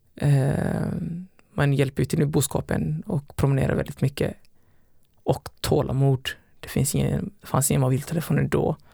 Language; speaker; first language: Swedish; early bilingual, other home language; Somali